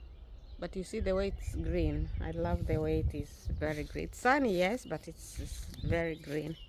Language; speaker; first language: English; non-native, learner; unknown